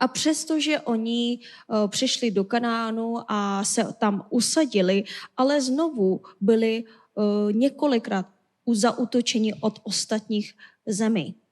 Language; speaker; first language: Czech; non-native, fluent; Korean